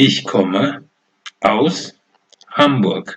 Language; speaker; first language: German; non-native, fluent; Turkish